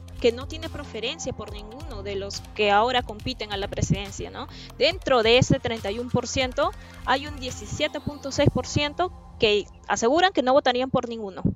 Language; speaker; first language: Spanish; native; Spanish